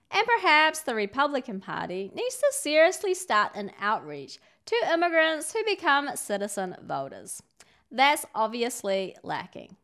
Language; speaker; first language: English; native; English